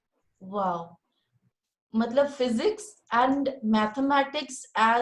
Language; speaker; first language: Hindi; native; Hindi